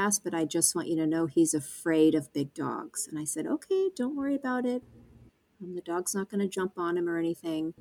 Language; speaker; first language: English; native; English